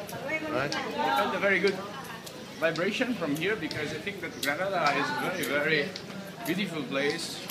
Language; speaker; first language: English; non-native, learner; Italian